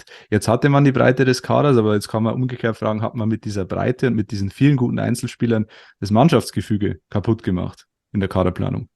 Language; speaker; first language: German; native; German